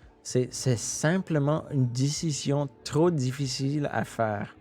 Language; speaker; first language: French; non-native, local second language; English